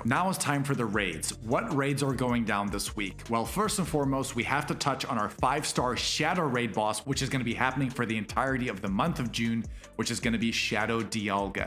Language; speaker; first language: English; native; English